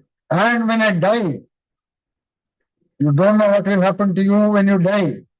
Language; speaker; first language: English; non-native, local second language; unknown